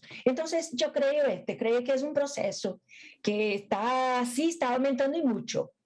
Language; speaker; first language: Spanish; non-native, fluent; Portuguese